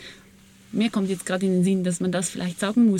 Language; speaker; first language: German; native; German